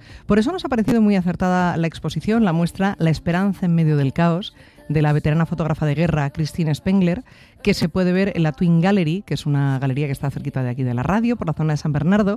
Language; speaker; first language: Spanish; native; Spanish